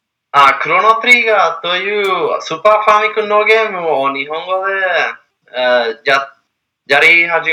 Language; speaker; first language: Japanese; non-native, learner; English